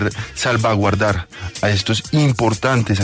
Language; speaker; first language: Spanish; native; Spanish